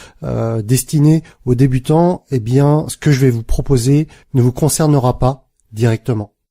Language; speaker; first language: French; native; French